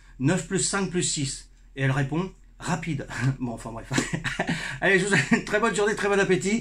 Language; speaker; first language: French; native; French